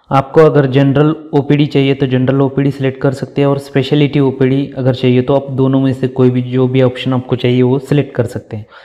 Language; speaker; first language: Hindi; non-native, local second language; Marathi